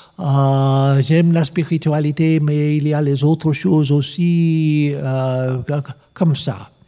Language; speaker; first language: French; non-native, learner; English